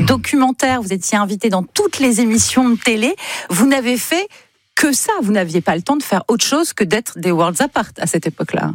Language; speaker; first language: French; native; French